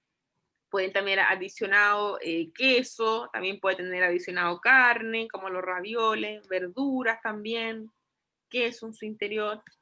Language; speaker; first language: Spanish; native; Spanish